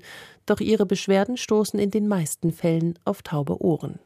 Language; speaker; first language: German; native; German